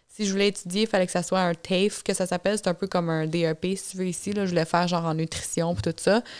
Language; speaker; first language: French; native; French